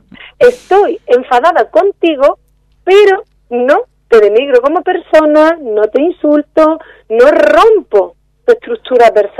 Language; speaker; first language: Spanish; native; Spanish